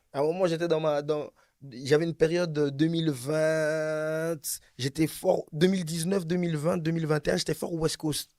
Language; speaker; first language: French; native; French